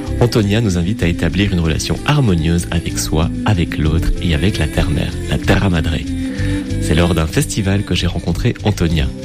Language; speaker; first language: French; native; French